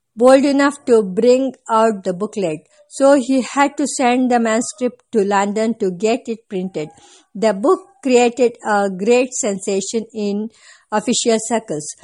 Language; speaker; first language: English; non-native, local second language; Kannada